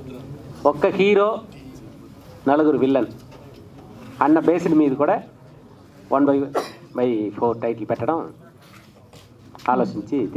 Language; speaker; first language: Telugu; native; Telugu